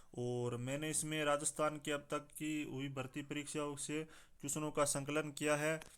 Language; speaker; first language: Hindi; native; Hindi